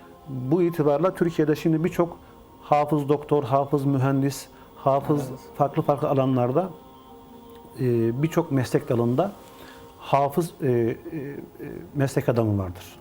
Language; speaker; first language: Turkish; native; Turkish